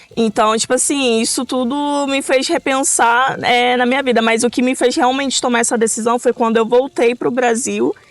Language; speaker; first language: Portuguese; native; Portuguese